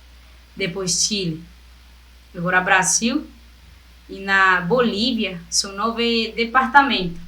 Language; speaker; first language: Portuguese; non-native, fluent; Spanish